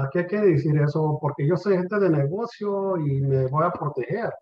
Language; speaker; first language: Spanish; early bilingual, heritage; Spanish